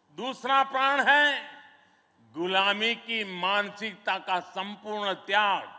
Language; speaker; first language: Hindi; non-native, local second language; Gujarati